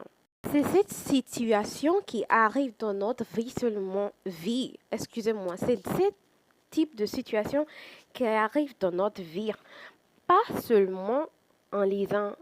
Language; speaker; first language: French; non-native, fluent; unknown